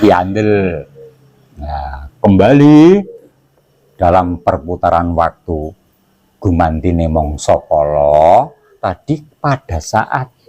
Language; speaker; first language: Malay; non-native, local second language; Javanese